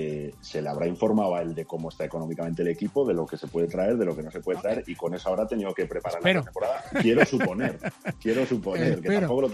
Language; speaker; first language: Spanish; native; Spanish